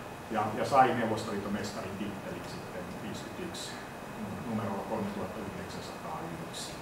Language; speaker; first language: Finnish; native; Finnish